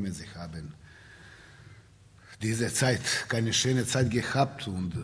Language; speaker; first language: German; non-native, learner; Serbian